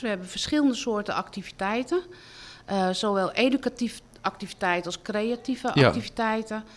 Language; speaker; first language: Dutch; native; Dutch